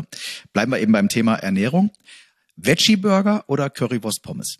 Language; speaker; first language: German; native; German